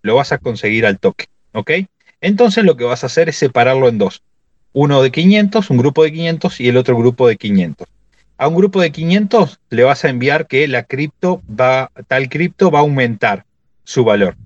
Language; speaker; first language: Spanish; native; Spanish